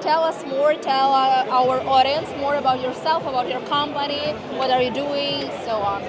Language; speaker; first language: English; non-native, learner; Ukrainian